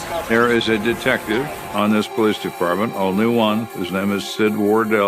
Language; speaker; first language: English; native; English